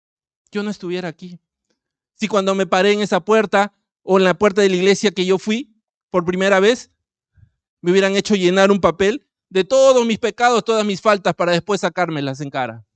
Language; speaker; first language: Spanish; native; Spanish